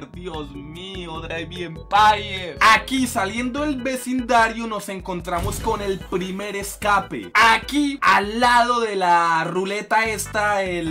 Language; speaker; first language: Spanish; native; Spanish